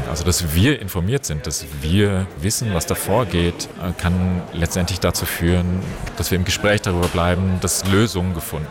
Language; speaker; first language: German; native; German